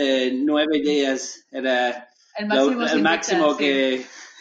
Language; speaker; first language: Spanish; non-native, learner; English